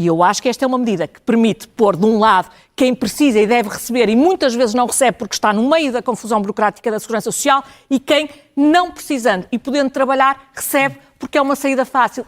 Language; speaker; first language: Portuguese; native; Portuguese